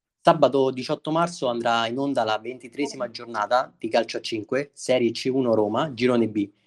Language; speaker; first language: Italian; native; Italian